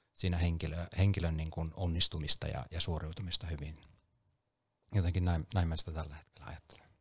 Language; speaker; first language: Finnish; native; Finnish